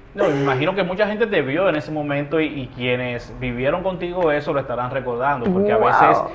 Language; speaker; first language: Spanish; native; Spanish